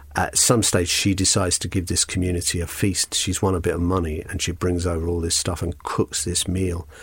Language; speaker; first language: English; native; English